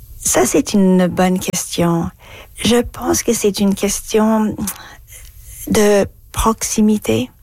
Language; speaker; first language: French; non-native, fluent; English